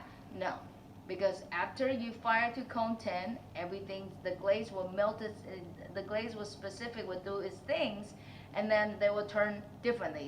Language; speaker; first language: English; non-native, fluent; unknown